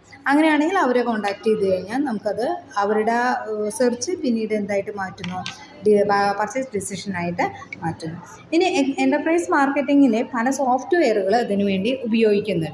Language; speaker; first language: Malayalam; native; Malayalam